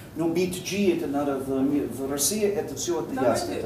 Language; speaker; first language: Russian; non-native, fluent; English